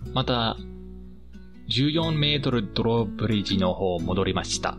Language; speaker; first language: Japanese; non-native, fluent; English